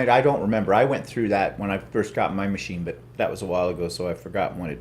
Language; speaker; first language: English; native; English